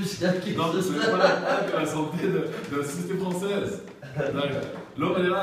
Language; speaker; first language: French; non-native, learner; Arabic